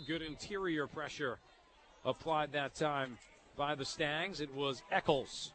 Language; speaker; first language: English; native; English